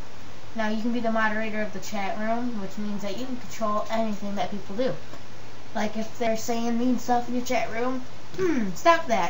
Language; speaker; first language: English; native; English